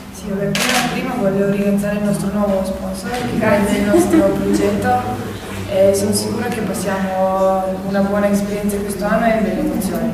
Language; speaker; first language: Italian; non-native, fluent; Croatian